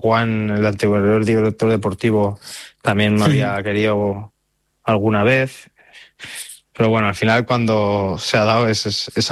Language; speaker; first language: Spanish; native; Spanish